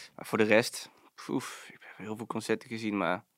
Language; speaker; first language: Dutch; native; Dutch